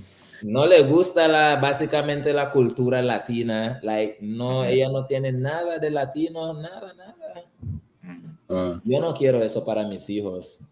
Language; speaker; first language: Spanish; early bilingual, heritage; Spanish